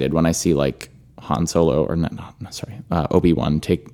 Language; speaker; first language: English; native; English